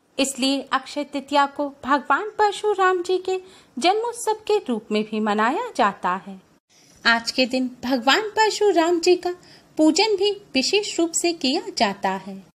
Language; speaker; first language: Hindi; native; Hindi